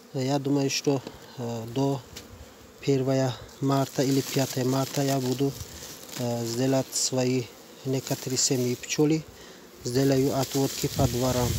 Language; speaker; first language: Russian; non-native, learner; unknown